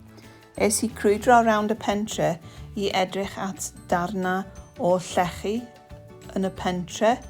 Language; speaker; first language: Welsh; non-native, local second language; English